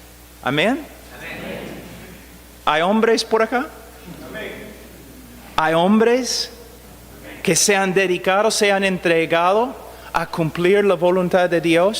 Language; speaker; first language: Spanish; non-native, fluent; English